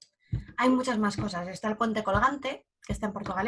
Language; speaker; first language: Spanish; native; Spanish